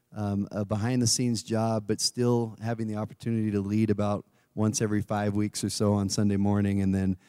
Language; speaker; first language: English; native; English